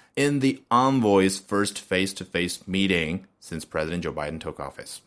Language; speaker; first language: English; non-native, fluent; Chinese